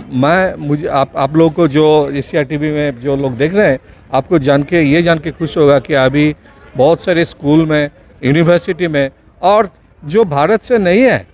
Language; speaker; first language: Hindi; non-native, local second language; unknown